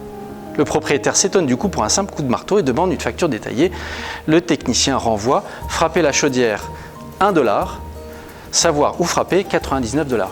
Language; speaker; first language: French; native; French